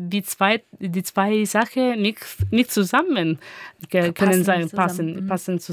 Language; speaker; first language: German; non-native, learner; Italian